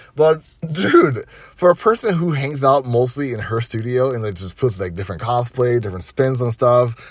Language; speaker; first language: English; native; English